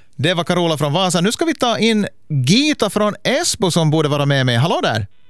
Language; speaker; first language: Swedish; native; Swedish